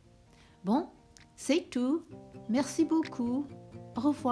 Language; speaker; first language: French; non-native, fluent; English